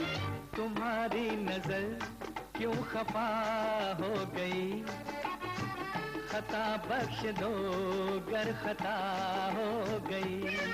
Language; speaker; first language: Hindi; non-native, learner; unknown